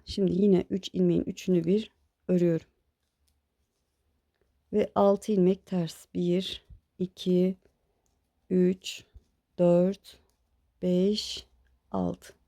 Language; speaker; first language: Turkish; native; Turkish